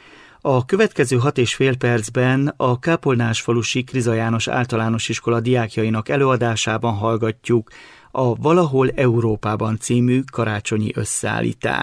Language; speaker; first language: Hungarian; native; Hungarian